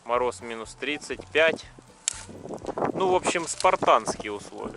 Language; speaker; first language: Russian; native; Russian